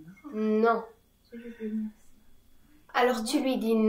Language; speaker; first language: French; native; French